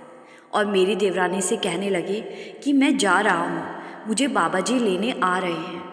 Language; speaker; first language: Hindi; native; Hindi